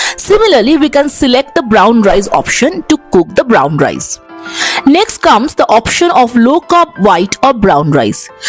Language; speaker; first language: English; non-native, local second language; Bangla